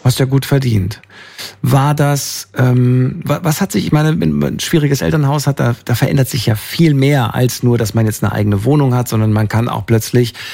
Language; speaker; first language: German; native; German